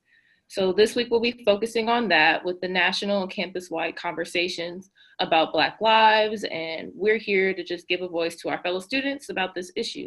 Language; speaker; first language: English; native; English